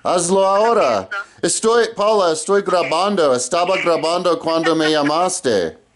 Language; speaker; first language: Spanish; non-native, learner; English